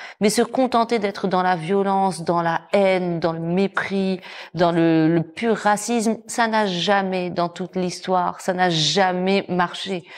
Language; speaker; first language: French; native; French